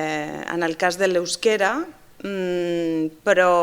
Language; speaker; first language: Catalan; non-native, fluent; Basque